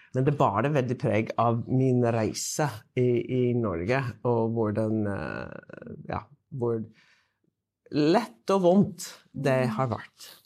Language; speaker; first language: Norwegian; non-native, fluent; English